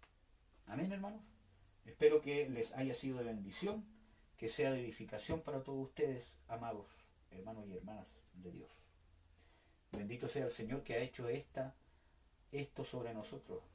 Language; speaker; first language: Spanish; native; Spanish